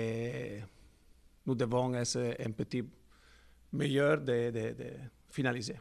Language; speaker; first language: French; non-native, fluent; Italian